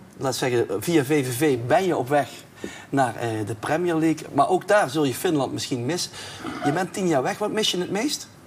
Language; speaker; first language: Dutch; native; Dutch